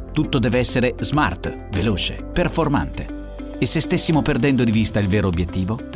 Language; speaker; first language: Italian; native; Italian